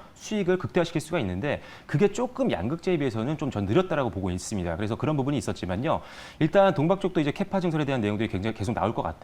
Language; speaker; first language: Korean; native; Korean